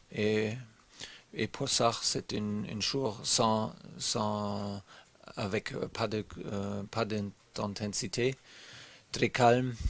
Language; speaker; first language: French; non-native, learner; German